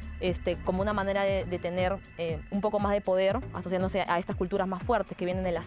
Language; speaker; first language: Spanish; native; Spanish